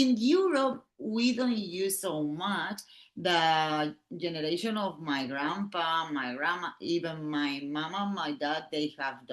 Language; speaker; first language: English; non-native, learner; Catalan